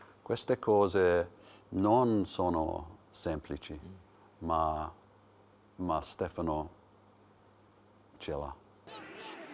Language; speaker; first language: Italian; non-native, learner; English